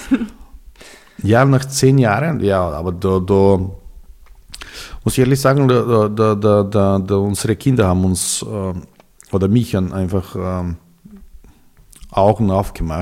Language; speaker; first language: German; non-native, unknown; Serbian